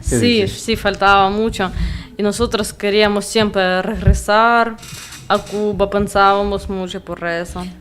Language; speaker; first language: Spanish; non-native, learner; Russian